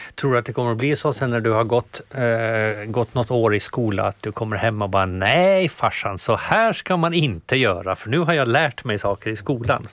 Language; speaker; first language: Swedish; native; Swedish